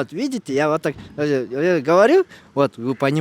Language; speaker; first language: Russian; non-native, local second language; Kyrgyz